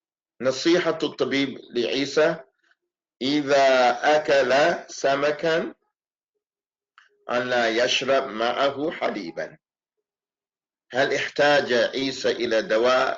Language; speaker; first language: Arabic; non-native, fluent; English